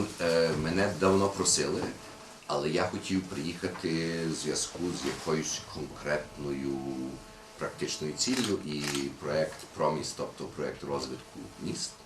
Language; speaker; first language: Ukrainian; early bilingual, heritage; Ukrainian